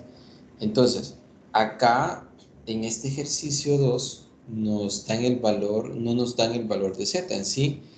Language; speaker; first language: Spanish; native; Spanish